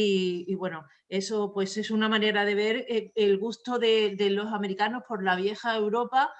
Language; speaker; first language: Spanish; native; Spanish